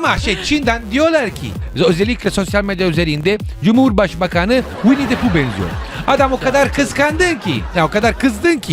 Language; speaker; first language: Turkish; non-native, learner; Italian